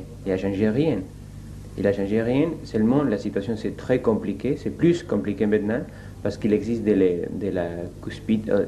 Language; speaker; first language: French; non-native, fluent; Spanish